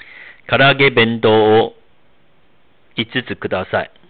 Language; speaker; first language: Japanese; non-native, fluent; Chinese